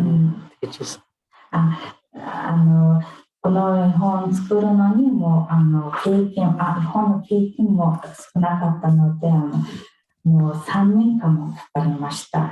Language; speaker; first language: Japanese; non-native, fluent; Mongolian